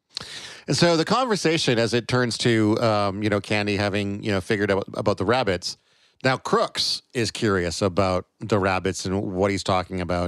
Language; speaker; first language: English; native; English